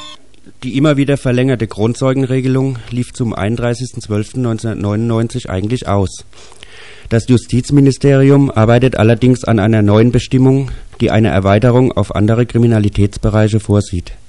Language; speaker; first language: German; native; German